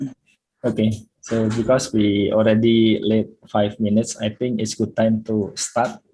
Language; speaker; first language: English; non-native, fluent; Indonesian